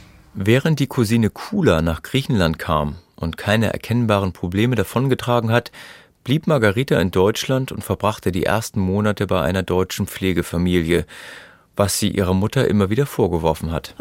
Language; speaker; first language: German; native; German